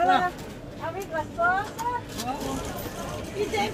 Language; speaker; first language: French; non-native, fluent; Thai